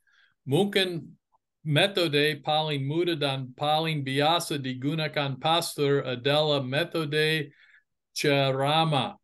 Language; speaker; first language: Indonesian; non-native, fluent; English